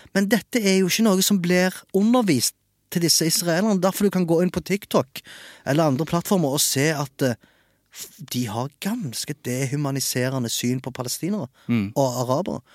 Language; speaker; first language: Norwegian; early bilingual, other home language; Arabic